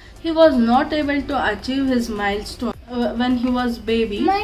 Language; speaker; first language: English; non-native, local second language; Kannada